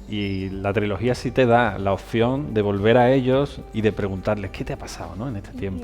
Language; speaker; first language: Spanish; native; Spanish